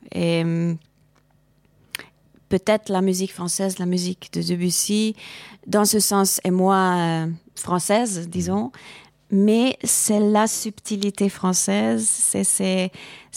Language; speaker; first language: French; non-native, fluent; Hungarian